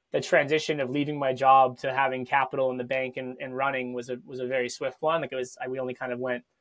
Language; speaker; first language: English; native; English